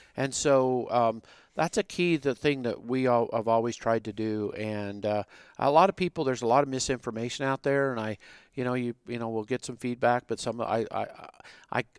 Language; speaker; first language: English; native; English